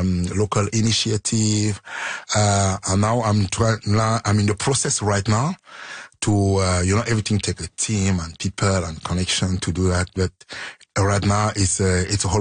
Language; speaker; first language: English; non-native, local second language; French